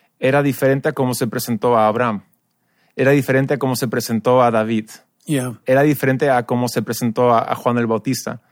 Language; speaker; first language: Spanish; early bilingual, other home language; English